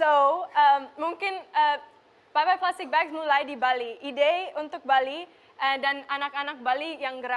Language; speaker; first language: Indonesian; non-native, local second language; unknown